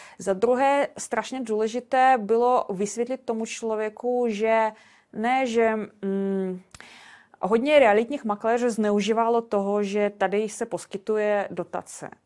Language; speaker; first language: Czech; non-native, fluent; Russian